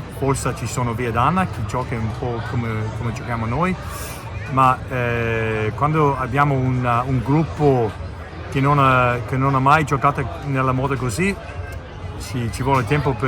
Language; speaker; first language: Italian; non-native, learner; English